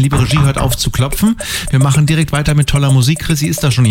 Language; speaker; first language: German; native; German